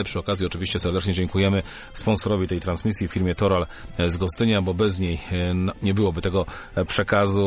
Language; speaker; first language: Polish; native; Polish